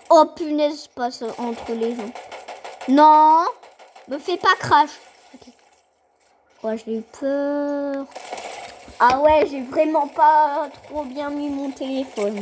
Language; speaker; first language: French; native; French